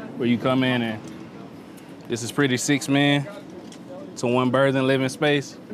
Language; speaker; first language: English; native; English